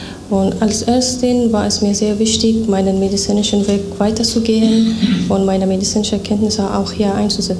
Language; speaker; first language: German; non-native, fluent; Persian